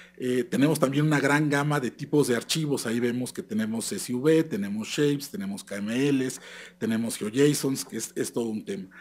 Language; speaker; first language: Spanish; native; Spanish